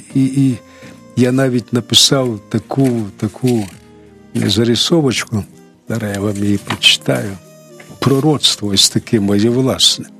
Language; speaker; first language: Ukrainian; non-native, local second language; Russian